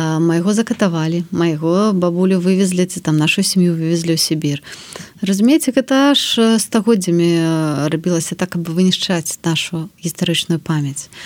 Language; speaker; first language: Belarusian; native; Belarusian